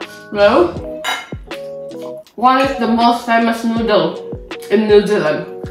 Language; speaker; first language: English; non-native, fluent; Indonesian